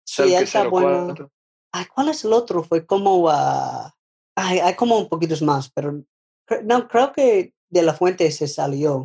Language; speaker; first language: Spanish; non-native, learner; English